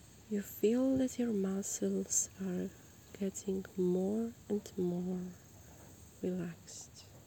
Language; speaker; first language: English; non-native, fluent; Polish